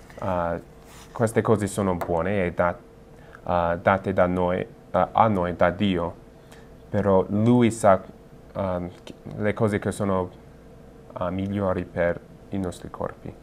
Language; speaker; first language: Italian; non-native, learner; English